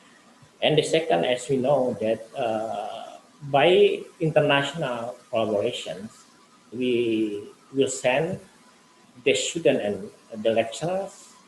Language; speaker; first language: English; non-native, learner; Indonesian